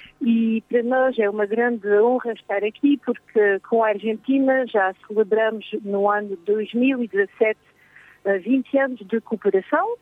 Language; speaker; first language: Portuguese; native; Portuguese